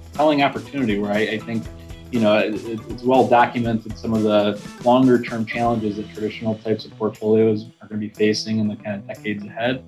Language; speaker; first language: English; native; English